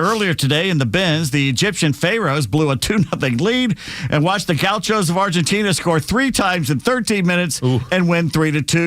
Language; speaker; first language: English; native; English